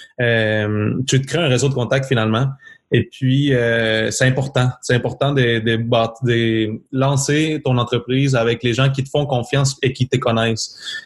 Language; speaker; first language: French; non-native, fluent; Spanish